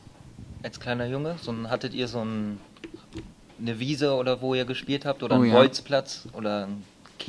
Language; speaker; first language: German; native; German